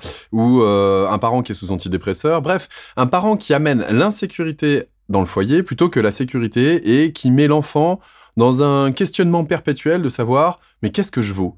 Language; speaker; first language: French; native; French